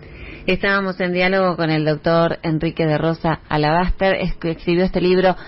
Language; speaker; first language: Spanish; native; Spanish